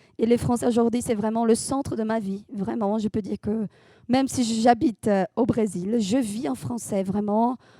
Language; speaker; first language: French; non-native, fluent; Portuguese